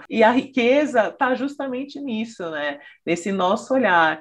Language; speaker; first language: Portuguese; native; Portuguese